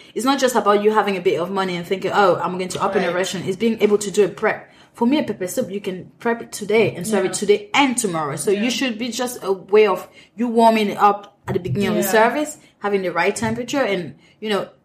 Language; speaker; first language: English; non-native, local second language; French